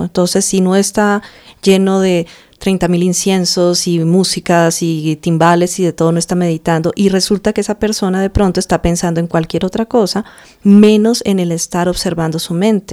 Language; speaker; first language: Spanish; native; Spanish